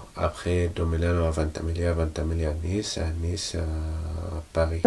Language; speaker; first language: French; non-native, learner; Arabic